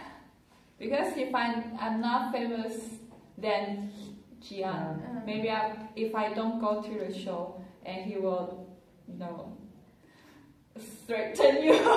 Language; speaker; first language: English; non-native, learner; Chinese